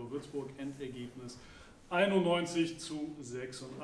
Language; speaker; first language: German; native; German